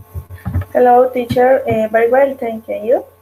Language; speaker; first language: English; non-native, learner; Spanish